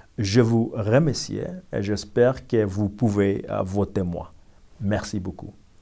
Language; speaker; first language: French; non-native, learner; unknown